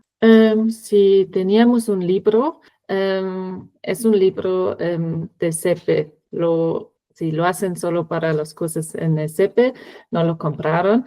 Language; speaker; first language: Spanish; non-native, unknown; German